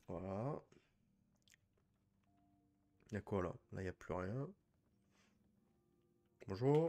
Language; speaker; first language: French; native; French